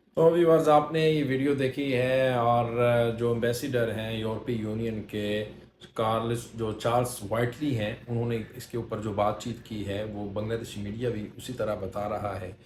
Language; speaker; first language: Urdu; native; Urdu